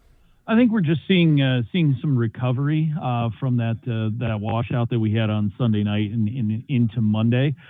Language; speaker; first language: English; native; English